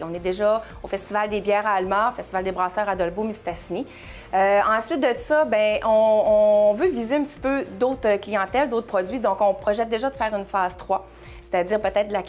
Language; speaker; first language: French; native; French